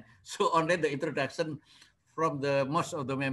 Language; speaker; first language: English; non-native, learner; Indonesian